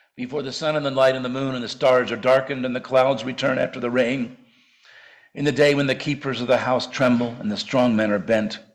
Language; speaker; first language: English; native; English